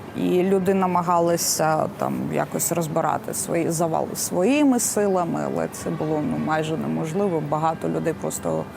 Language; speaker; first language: Ukrainian; non-native, local second language; Russian